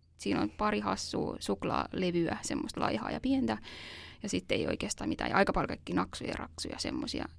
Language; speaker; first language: Finnish; native; Finnish